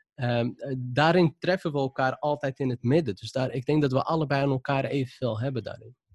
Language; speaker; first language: Dutch; non-native, local second language; Arabic